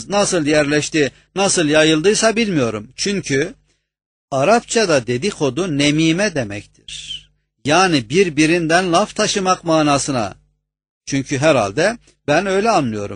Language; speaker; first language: Turkish; native; Turkish